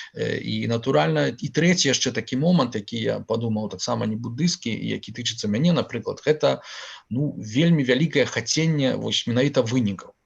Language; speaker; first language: Belarusian; non-native, local second language; Russian